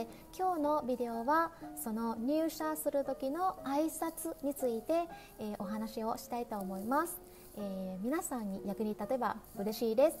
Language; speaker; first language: Japanese; non-native, fluent; Vietnamese